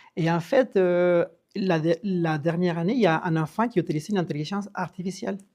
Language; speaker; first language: French; non-native, fluent; Spanish